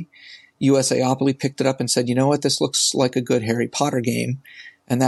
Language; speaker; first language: English; native; English